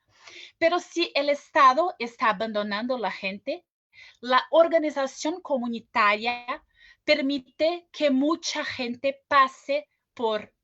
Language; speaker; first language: Spanish; non-native, fluent; Portuguese